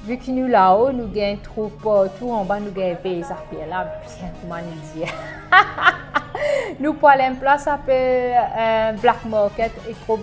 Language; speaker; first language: French; non-native, local second language; Morisyen